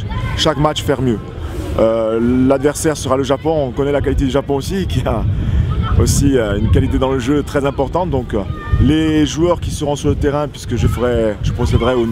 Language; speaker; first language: French; native; French